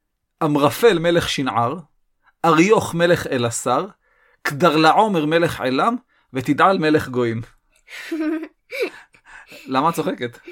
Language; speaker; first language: Hebrew; native; Hebrew